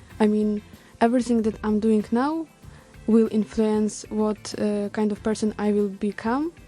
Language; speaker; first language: English; non-native, learner; Ukrainian